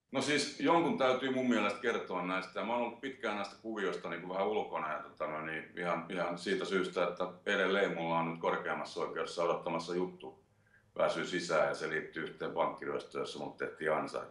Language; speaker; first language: Finnish; native; Finnish